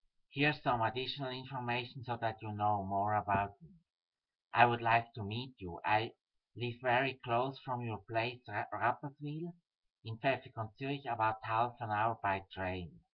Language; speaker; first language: English; non-native, fluent; Swiss German